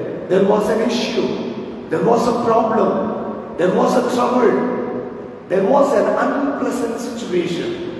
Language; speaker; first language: English; non-native, local second language; Tamil